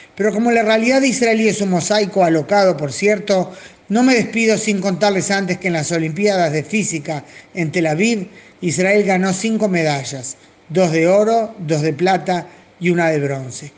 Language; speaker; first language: Spanish; native; Spanish